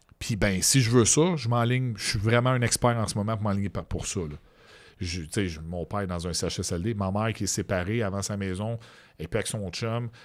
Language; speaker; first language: French; native; French